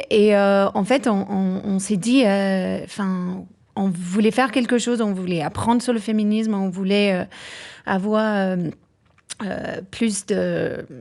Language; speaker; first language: French; non-native, fluent; English